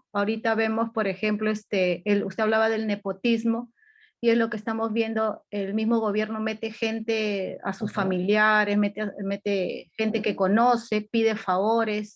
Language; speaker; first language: Spanish; native; Spanish